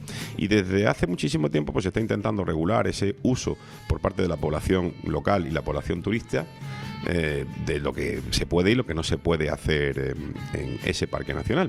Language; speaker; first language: Spanish; native; Spanish